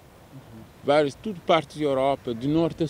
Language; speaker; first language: Portuguese; non-native, local second language; Kabuverdianu